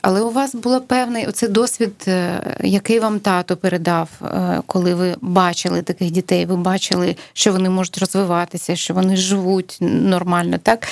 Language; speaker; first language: Ukrainian; native; Ukrainian